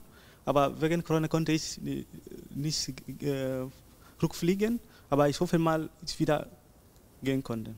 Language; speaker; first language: German; non-native, learner; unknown